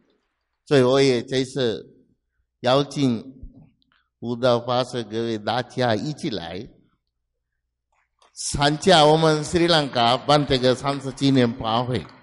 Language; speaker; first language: Chinese; non-native, fluent; Sinhala